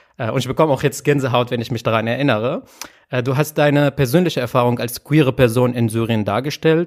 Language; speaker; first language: German; native; German